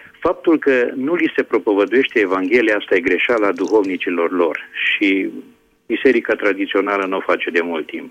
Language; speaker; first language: Romanian; native; Romanian